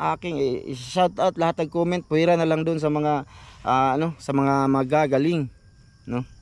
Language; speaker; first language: Filipino; non-native, local second language; Cebuano